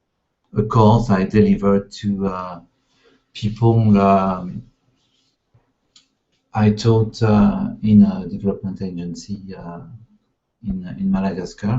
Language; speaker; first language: English; non-native, fluent; French